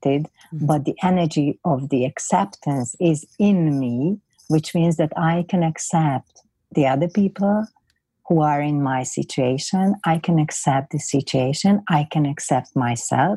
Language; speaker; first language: English; non-native, fluent; Hungarian